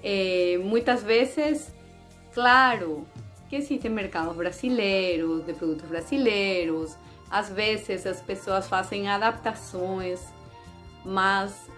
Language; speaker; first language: Portuguese; non-native, fluent; Spanish